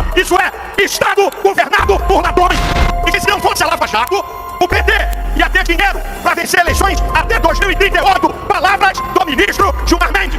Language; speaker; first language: Portuguese; native; Portuguese